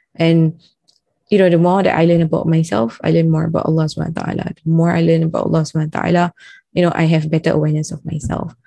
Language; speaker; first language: English; non-native, local second language; Malay